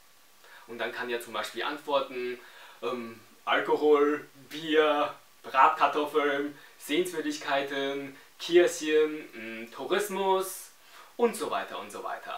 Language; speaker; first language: German; non-native, fluent; Chinese